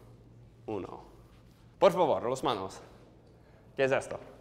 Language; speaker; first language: Spanish; non-native, learner; English